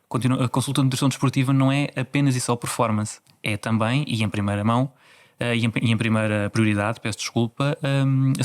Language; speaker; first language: Portuguese; native; Portuguese